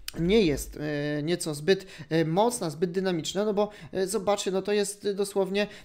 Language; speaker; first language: Polish; native; Polish